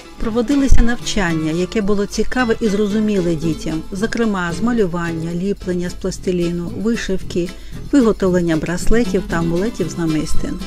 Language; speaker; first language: Ukrainian; native; Ukrainian